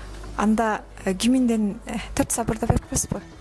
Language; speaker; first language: Kyrgyz; native; Kyrgyz